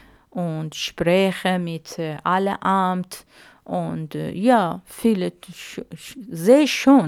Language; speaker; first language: German; non-native, learner; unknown